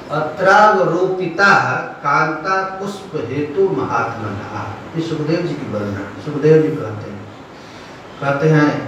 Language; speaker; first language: Hindi; non-native, local second language; Bangla